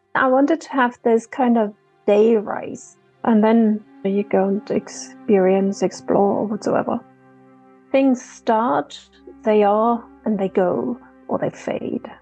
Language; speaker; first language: English; non-native, fluent; German